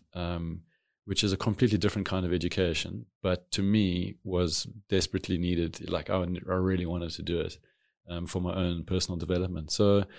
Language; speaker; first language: English; native; English